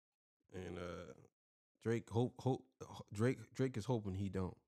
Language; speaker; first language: English; native; English